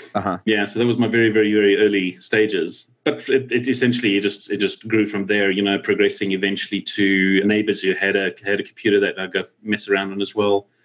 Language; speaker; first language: English; native; English